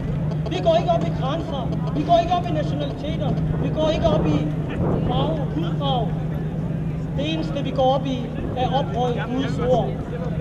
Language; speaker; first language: Danish; non-native, local second language; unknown